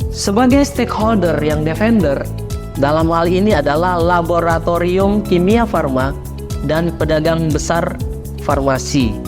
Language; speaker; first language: Indonesian; native; Indonesian